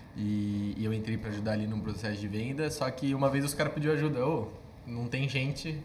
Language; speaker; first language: Portuguese; native; Portuguese